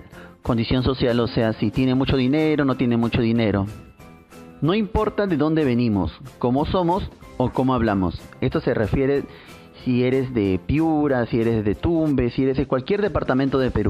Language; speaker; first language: Spanish; native; Spanish